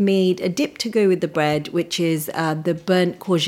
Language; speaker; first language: English; early bilingual, other home language; Punjabi